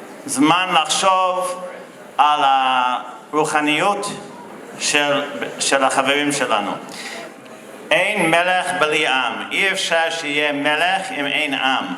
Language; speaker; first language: Hebrew; non-native, fluent; English